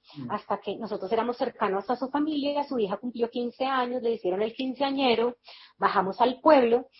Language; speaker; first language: Spanish; native; Spanish